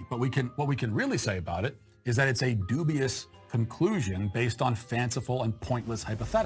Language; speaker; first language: English; native; English